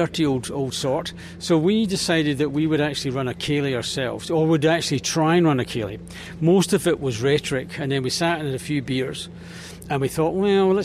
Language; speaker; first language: English; native; English